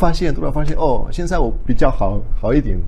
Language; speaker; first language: Chinese; non-native, fluent; Spanish